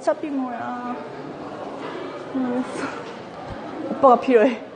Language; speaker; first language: Korean; non-native, learner; Japanese